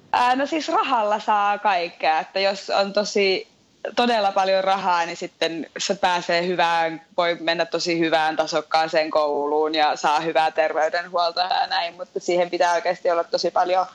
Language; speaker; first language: Finnish; native; Finnish